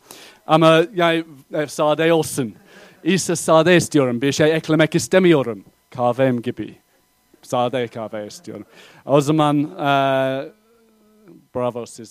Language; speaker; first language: Turkish; non-native, fluent; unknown